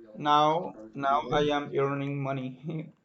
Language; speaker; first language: English; non-native, learner; Spanish